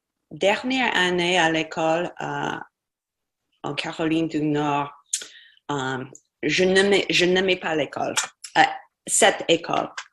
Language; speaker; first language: French; non-native, fluent; English